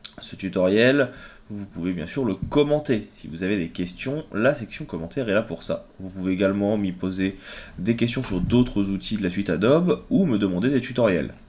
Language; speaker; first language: French; native; French